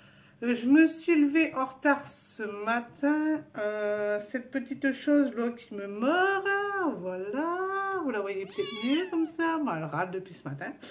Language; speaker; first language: French; native; French